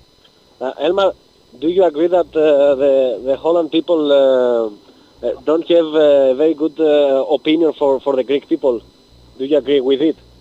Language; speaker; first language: English; non-native, learner; Greek